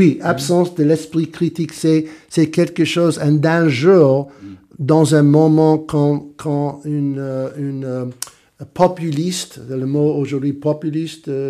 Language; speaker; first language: French; non-native, fluent; English